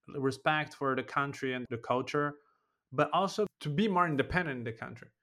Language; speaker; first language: English; non-native, fluent; Portuguese